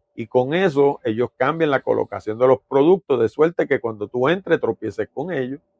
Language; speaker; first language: Spanish; early bilingual, heritage; Spanish